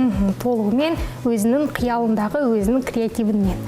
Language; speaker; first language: Kazakh; native; Kazakh